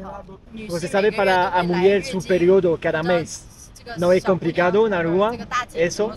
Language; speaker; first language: Portuguese; non-native, learner; Spanish